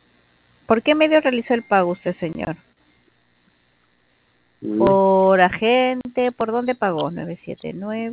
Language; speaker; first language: Spanish; native; Spanish